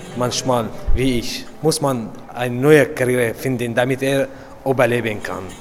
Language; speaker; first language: German; non-native, learner; Arabic